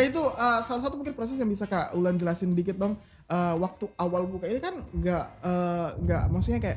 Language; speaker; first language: Indonesian; native; Indonesian